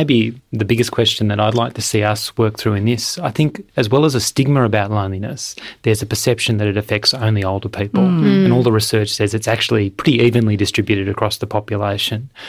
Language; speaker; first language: English; native; English